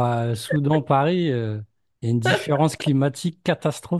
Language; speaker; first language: French; native; French